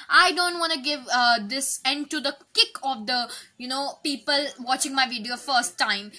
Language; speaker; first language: English; non-native, local second language; Hindi